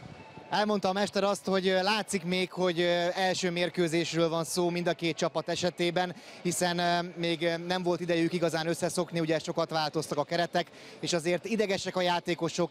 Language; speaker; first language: Hungarian; native; Hungarian